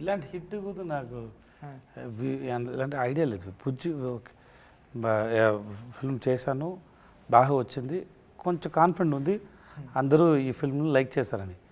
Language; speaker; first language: Telugu; non-native, learner; Tamil